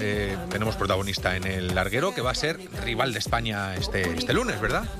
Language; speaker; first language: Spanish; native; Spanish